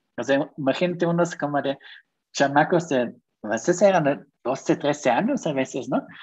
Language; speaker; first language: Spanish; non-native, fluent; German